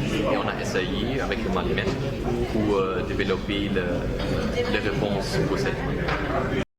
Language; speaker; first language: French; non-native, learner; German